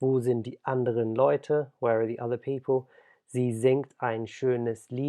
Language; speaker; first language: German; non-native, fluent; English